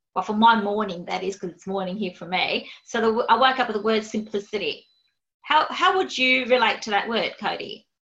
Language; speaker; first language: English; native; English